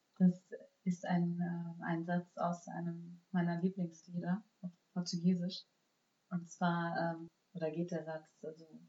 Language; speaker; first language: German; native; German